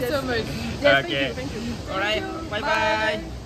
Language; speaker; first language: English; non-native, learner; French